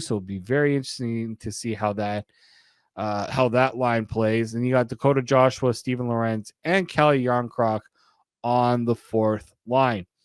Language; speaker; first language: English; native; English